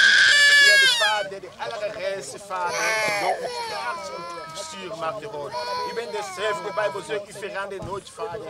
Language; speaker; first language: Dutch; non-native, learner; Portuguese